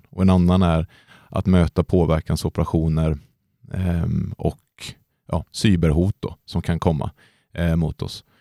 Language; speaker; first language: Swedish; native; Swedish